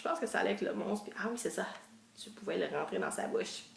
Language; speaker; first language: French; native; French